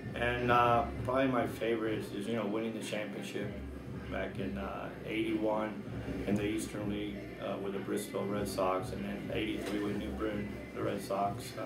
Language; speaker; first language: English; native; English